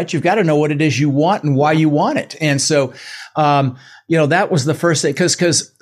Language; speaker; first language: English; early bilingual, other home language; Dutch